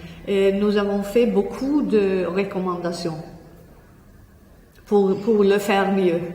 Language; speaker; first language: French; non-native, fluent; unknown